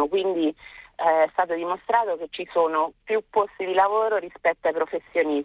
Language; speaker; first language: Italian; native; Italian